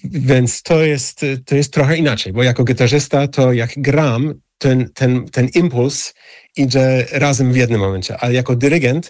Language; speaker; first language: Polish; non-native, fluent; English